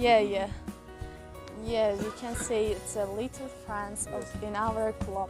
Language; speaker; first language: English; non-native, learner; Tajik